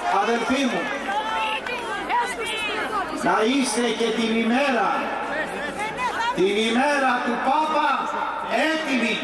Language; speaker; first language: Greek; native; Greek